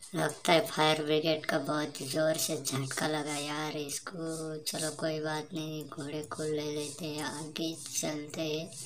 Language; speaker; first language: Hindi; non-native, local second language; Marathi